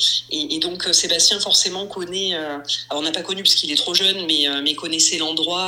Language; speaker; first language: French; native; French